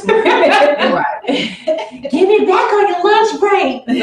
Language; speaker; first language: English; native; English